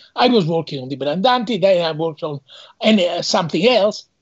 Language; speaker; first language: English; non-native, fluent; Italian